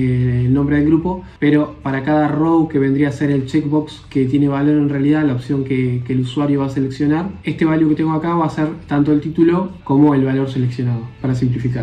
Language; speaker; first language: Spanish; native; Spanish